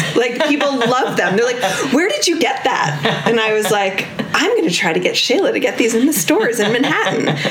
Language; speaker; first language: English; native; English